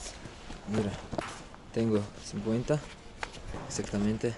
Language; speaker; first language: Spanish; non-native, learner; English